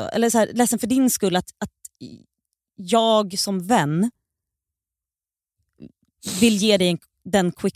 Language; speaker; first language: Swedish; native; Swedish